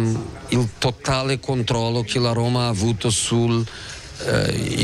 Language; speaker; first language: Italian; non-native, fluent; Portuguese